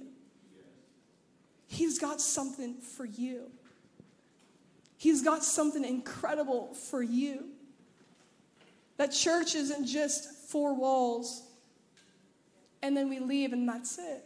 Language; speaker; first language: English; native; English